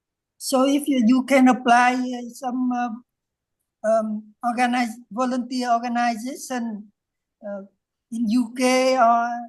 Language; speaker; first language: English; non-native, learner; Vietnamese